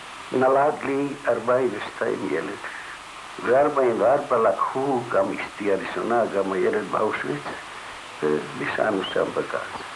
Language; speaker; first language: Hebrew; non-native, learner; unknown